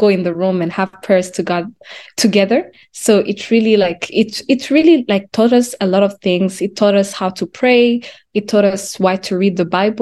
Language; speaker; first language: English; non-native, local second language; Kinyarwanda